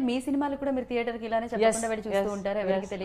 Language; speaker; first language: Telugu; native; Telugu